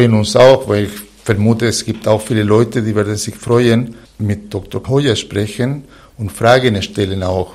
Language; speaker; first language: German; non-native, fluent; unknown